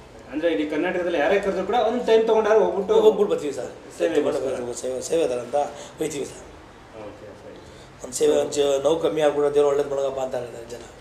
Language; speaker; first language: Kannada; native; Kannada